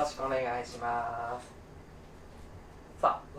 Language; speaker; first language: Japanese; native; Japanese